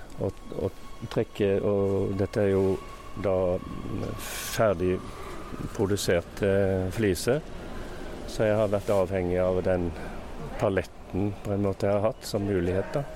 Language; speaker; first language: Norwegian; native; Norwegian